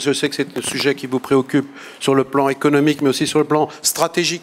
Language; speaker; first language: French; native; French